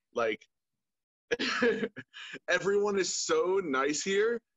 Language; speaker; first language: English; native; English